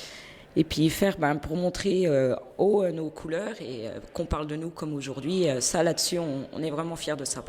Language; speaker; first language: French; native; French